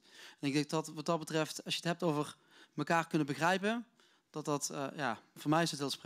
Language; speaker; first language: Dutch; native; Dutch